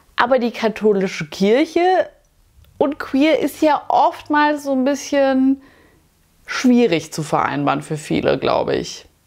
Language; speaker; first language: German; native; German